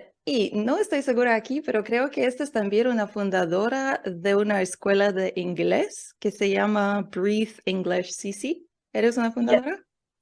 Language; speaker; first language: Spanish; non-native, learner; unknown